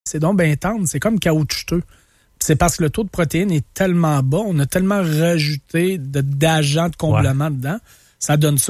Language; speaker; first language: French; native; French